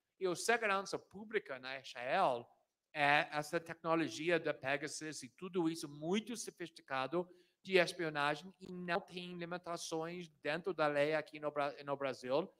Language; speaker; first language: Portuguese; non-native, fluent; English